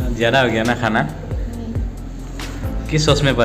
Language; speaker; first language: Hindi; non-native, local second language; Assamese